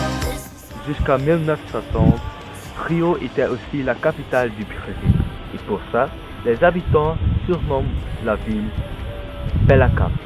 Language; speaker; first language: French; non-native, learner; Dutch